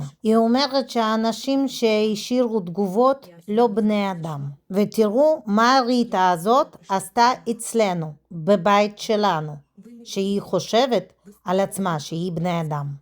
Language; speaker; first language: Hebrew; non-native, fluent; Russian